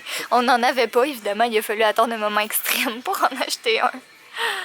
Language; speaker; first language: French; native; French